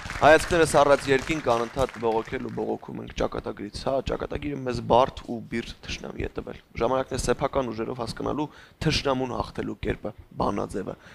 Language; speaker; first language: Armenian; native; Armenian